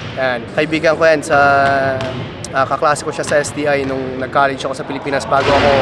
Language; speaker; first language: Filipino; native; Filipino